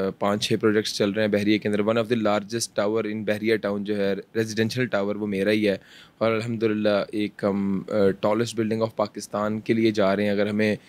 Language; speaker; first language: Urdu; early bilingual, heritage; Urdu